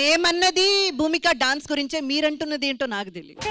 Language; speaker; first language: Telugu; native; Telugu